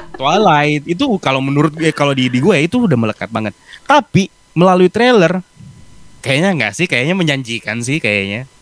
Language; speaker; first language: Indonesian; native; Indonesian